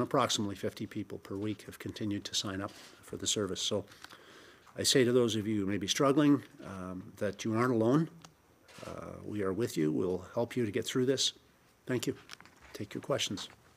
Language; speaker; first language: English; native; English